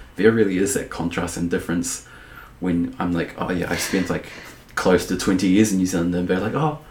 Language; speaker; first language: English; native; English